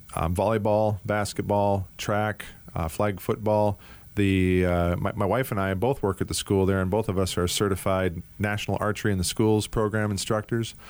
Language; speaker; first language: English; native; English